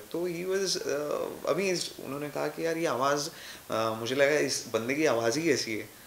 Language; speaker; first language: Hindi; non-native, local second language; Marathi